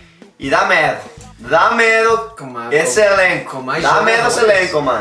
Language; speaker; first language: Portuguese; non-native, fluent; Spanish